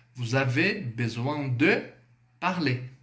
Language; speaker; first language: French; non-native, fluent; Portuguese